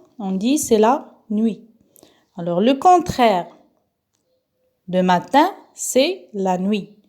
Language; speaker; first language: French; non-native, local second language; Arabic